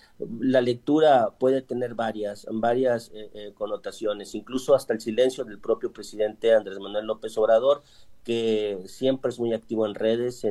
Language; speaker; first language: Spanish; native; Spanish